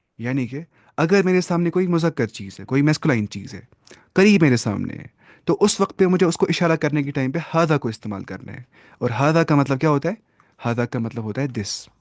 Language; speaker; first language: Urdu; non-native, local second language; Kashmiri